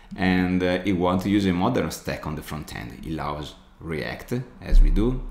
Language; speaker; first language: English; non-native, fluent; Italian